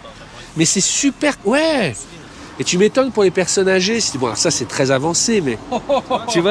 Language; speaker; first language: French; native; French